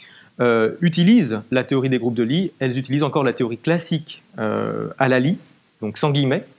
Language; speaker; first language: French; native; French